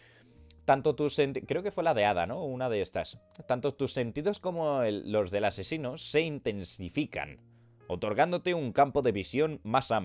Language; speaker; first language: Spanish; native; Spanish